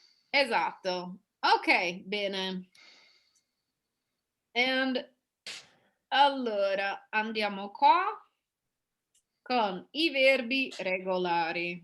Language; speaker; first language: Italian; non-native, fluent; English